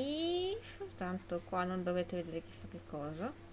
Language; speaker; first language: Italian; native; Italian